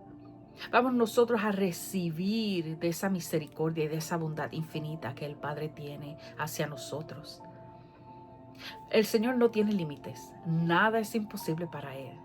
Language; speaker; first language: Spanish; native; Spanish